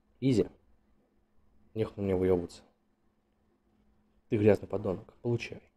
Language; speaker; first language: Russian; native; Russian